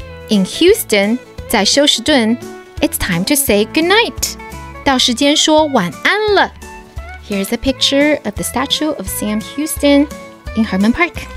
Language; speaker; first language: English; early bilingual, other home language; Chinese